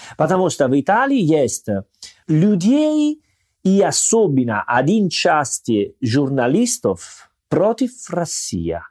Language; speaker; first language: Russian; non-native, learner; Italian